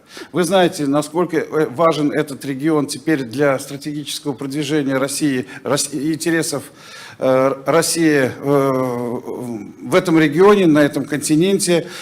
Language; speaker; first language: Russian; native; Russian